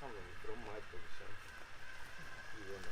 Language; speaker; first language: English; non-native, learner; Japanese